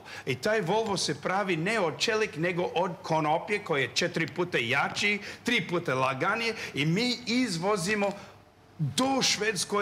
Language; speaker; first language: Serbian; non-native, learner; English